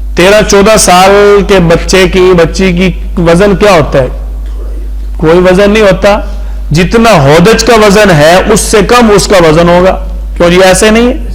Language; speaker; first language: Urdu; non-native, local second language; Punjabi